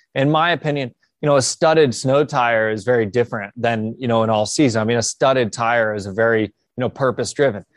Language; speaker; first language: English; native; English